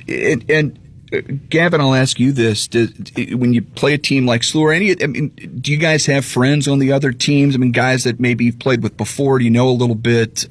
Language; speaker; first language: English; native; English